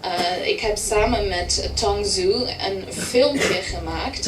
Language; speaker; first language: Dutch; early bilingual, heritage; English